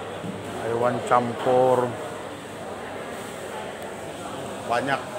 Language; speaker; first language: Indonesian; non-native, learner; Filipino